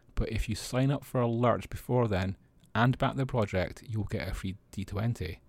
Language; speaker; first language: English; native; English